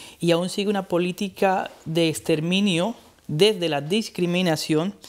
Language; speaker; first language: Spanish; native; Spanish